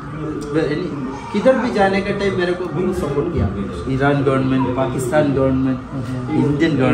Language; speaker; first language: Hindi; non-native, local second language; Malayalam